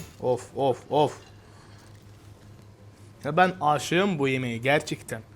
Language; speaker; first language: Turkish; non-native, fluent; Arabic